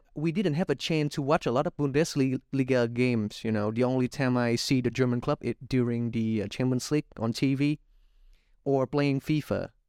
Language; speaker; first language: English; non-native, fluent; Vietnamese